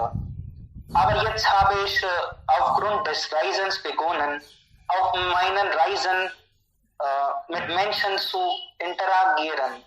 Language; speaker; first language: German; non-native, learner; Hindi